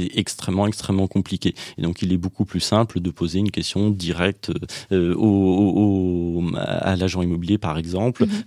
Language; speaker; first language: French; native; French